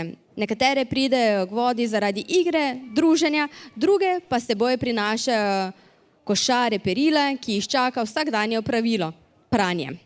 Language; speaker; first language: Slovenian; native; Slovenian